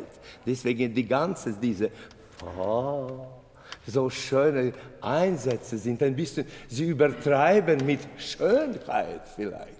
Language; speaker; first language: German; non-native, learner; Latvian